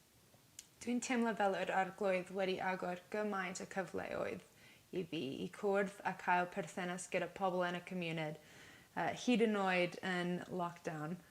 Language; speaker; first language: Welsh; non-native, learner; English